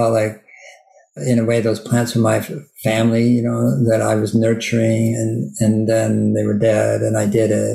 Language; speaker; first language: English; native; English